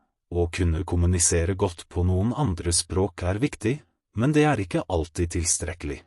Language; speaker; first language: Norwegian; non-native, fluent; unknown